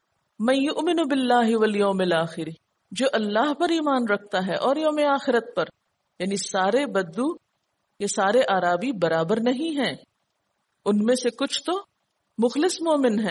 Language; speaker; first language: Urdu; native; Urdu